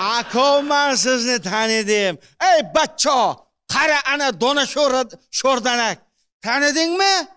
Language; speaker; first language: Uzbek; native; Uzbek